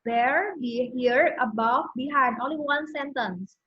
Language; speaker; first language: English; non-native, fluent; Indonesian